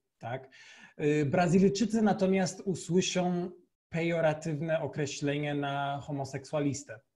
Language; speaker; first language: Polish; non-native, fluent; Portuguese